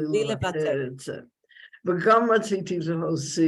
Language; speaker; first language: Hebrew; non-native, learner; English